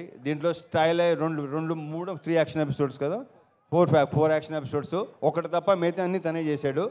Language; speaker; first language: Telugu; native; Telugu